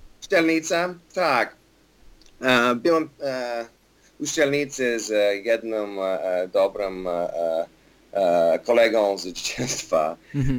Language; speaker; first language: Polish; non-native, learner; English